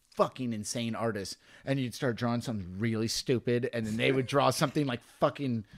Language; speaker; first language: English; native; English